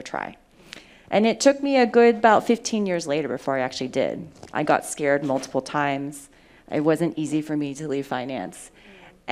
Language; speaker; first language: English; early bilingual, other home language; Vietnamese